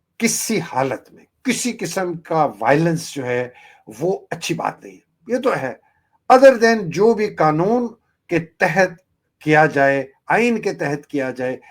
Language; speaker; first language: Urdu; native; Urdu